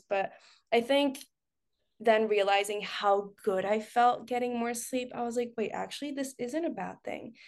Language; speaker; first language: English; early bilingual, other home language; Spanish